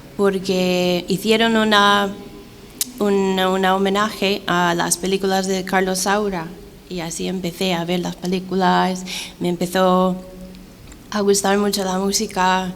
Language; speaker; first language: Spanish; non-native, fluent; English